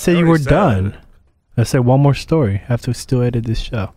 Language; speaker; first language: English; native; English